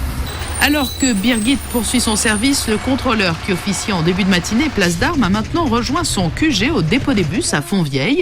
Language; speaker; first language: French; native; French